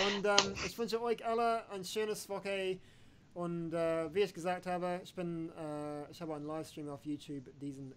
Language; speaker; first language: German; non-native, learner; English